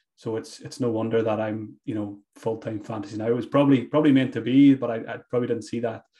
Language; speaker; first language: English; native; English